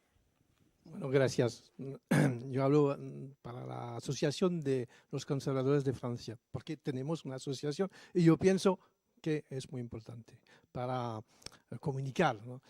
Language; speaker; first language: Spanish; non-native, fluent; French